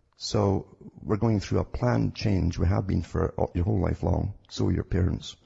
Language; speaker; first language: English; native; English